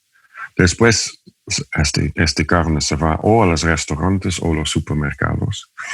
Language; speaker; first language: Spanish; non-native, fluent; Dutch